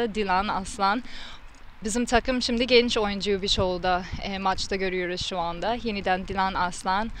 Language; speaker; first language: Turkish; non-native, fluent; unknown